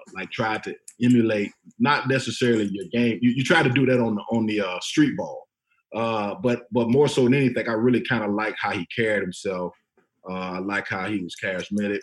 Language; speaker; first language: English; native; English